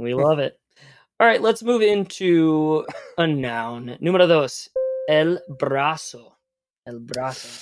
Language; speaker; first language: Spanish; non-native, fluent; English